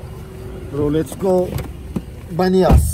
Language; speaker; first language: English; non-native, learner; Turkish